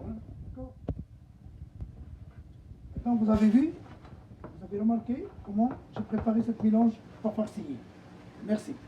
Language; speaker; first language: French; non-native, local second language; Arabic